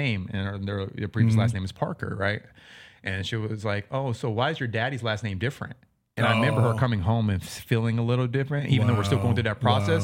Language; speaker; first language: English; native; English